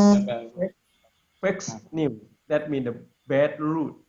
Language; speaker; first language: English; non-native, learner; Lao